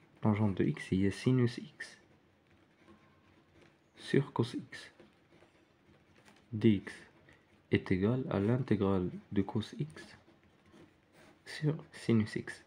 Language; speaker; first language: French; non-native, local second language; Arabic